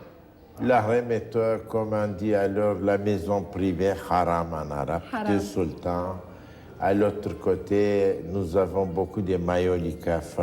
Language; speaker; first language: French; non-native, fluent; Turkish